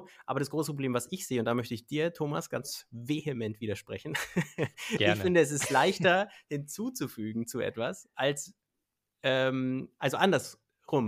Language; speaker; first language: German; native; German